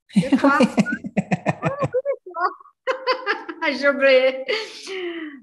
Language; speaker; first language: French; non-native, learner; Portuguese